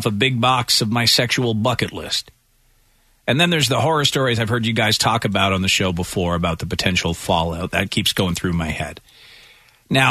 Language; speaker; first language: English; native; English